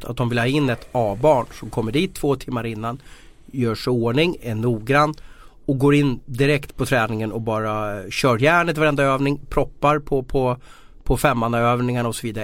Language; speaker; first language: Swedish; native; Swedish